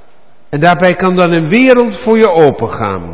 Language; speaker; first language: Dutch; native; Dutch